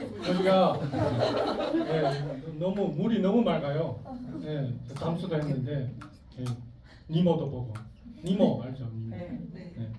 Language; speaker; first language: Korean; non-native, fluent; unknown